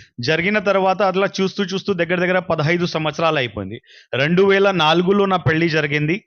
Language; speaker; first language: Telugu; non-native, local second language; Urdu